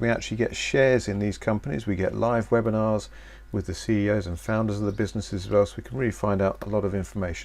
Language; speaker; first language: English; native; English